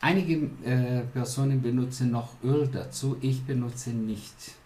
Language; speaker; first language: German; non-native, fluent; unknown